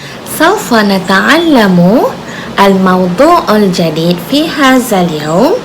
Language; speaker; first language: Arabic; non-native, fluent; Malay